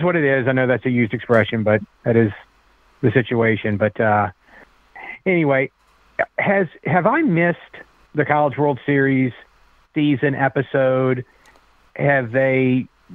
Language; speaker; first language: English; native; English